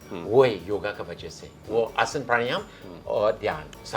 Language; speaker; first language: Hindi; non-native, fluent; English